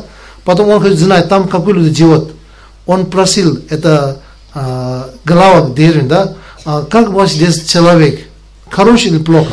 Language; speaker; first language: Russian; non-native, learner; Tibetan